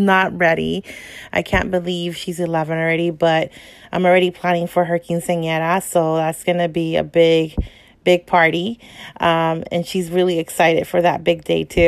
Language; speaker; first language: English; native; English